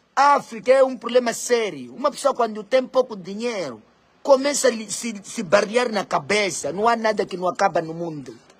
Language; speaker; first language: Portuguese; non-native, local second language; Makhuwa